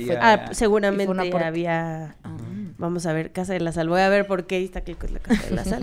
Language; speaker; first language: Spanish; native; Spanish